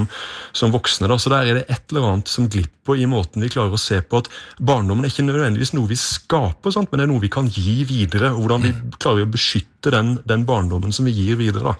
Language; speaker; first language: Norwegian; native; Norwegian